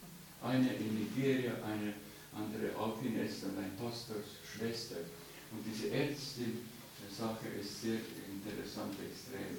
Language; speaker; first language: German; non-native, fluent; Estonian